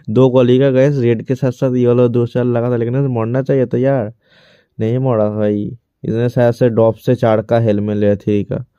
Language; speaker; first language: Hindi; non-native, local second language; Bangla